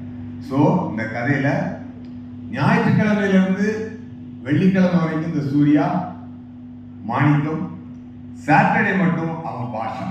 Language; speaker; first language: Tamil; native; Tamil